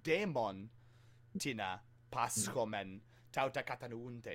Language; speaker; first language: Greek; non-native, fluent; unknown